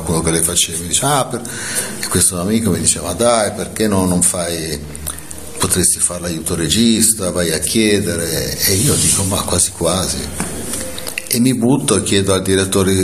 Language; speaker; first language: Italian; native; Italian